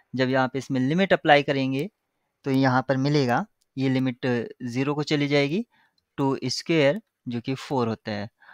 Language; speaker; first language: Hindi; native; Hindi